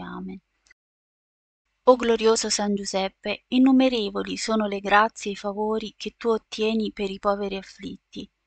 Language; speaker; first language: Italian; native; Italian